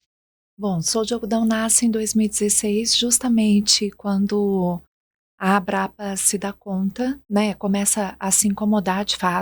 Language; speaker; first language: Portuguese; native; Portuguese